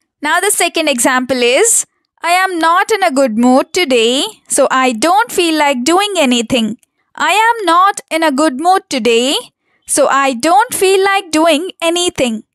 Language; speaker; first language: English; non-native, local second language; Telugu